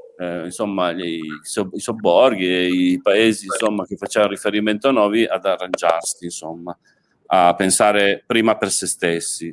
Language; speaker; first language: Italian; native; Italian